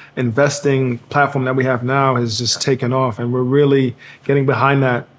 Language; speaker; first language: English; native; English